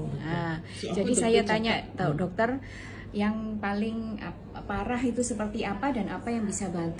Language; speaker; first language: Indonesian; non-native, local second language; Malay